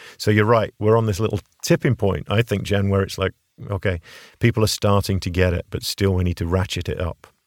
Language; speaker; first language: English; native; English